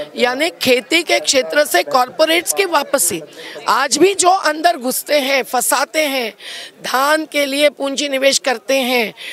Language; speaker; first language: Hindi; non-native, local second language; Marathi